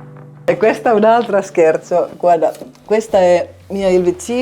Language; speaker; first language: Italian; non-native, learner; Finnish